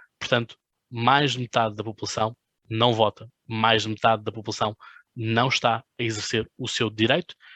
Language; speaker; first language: Portuguese; native; Portuguese